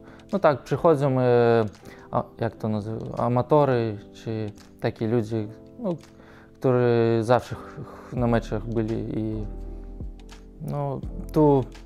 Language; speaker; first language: Polish; non-native, learner; Russian